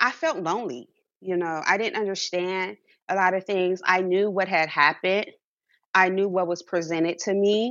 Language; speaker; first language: English; native; English